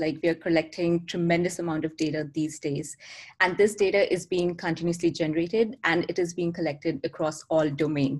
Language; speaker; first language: English; non-native, local second language; Hindi